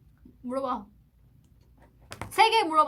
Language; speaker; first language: Korean; non-native, learner; Chinese